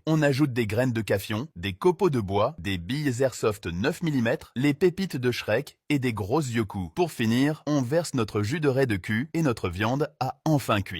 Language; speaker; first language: French; native; French